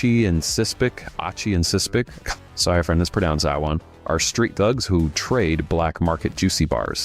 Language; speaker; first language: English; native; English